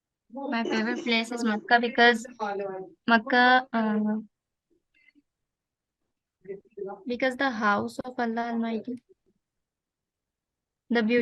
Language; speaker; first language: English; non-native, learner; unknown